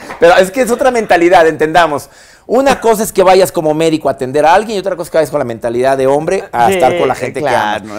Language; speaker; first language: Spanish; native; Spanish